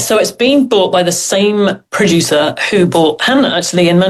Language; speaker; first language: English; native; English